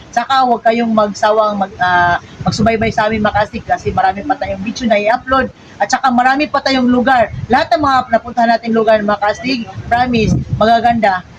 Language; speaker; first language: Filipino; non-native, local second language; Cebuano